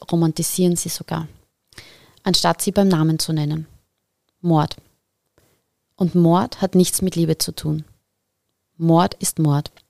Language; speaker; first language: German; native; German